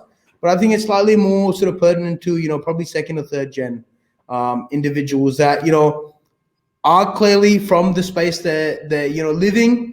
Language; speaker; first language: English; early bilingual, other home language; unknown